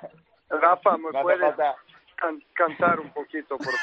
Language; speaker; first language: Spanish; non-native, learner; Serbian